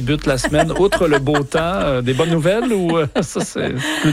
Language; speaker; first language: French; native; French